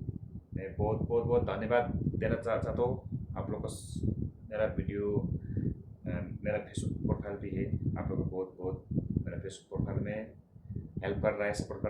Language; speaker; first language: Hindi; non-native, learner; Nepali